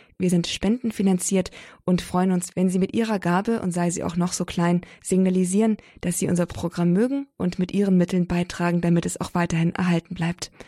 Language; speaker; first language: German; native; German